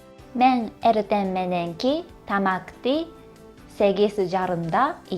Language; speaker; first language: Kyrgyz; non-native, learner; Japanese